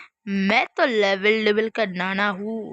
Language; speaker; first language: Hindi; non-native, learner; Bangla